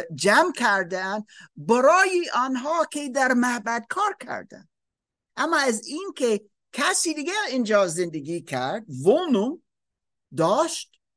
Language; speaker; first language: Persian; non-native, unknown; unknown